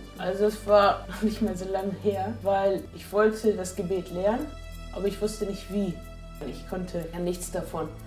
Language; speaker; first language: German; native; German